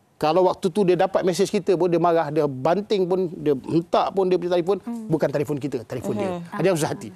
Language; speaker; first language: Malay; native; Malay